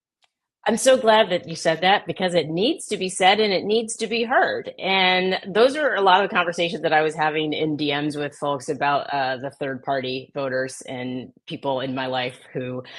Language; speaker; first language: English; native; English